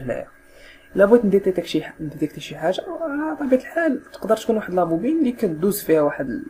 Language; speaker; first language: Arabic; native; Arabic